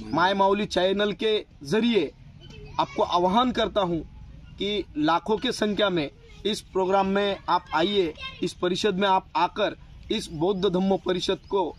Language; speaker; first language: Hindi; non-native, local second language; Marathi